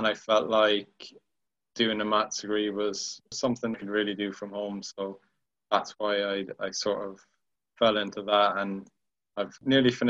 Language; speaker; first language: English; native; English